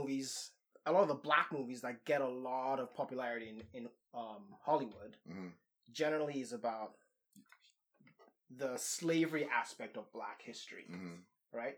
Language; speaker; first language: English; non-native, local second language; Yoruba